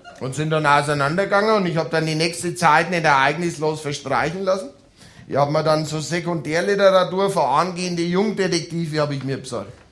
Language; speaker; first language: German; native; German